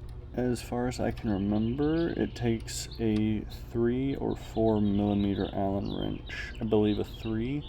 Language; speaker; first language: English; native; English